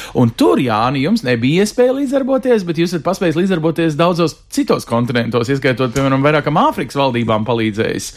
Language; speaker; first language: Latvian; native; Latvian